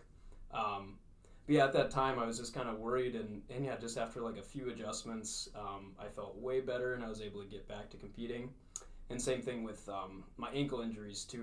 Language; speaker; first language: English; native; English